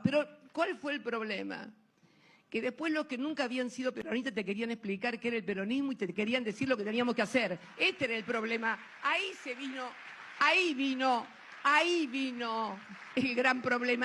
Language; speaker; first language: Spanish; native; Spanish